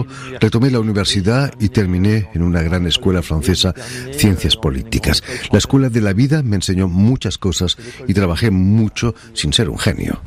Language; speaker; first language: Spanish; native; Spanish